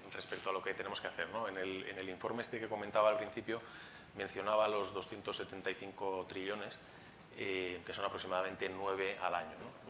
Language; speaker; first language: Spanish; native; Spanish